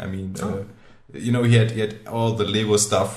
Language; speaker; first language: English; non-native, fluent; German